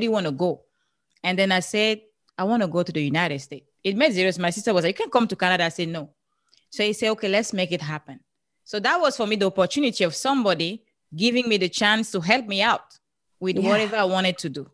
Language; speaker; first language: English; non-native, local second language; French